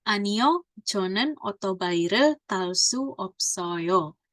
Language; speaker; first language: Korean; non-native, fluent; Indonesian